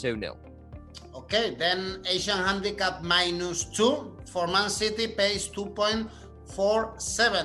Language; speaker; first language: English; non-native, fluent; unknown